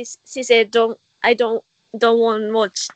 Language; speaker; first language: English; non-native, learner; Japanese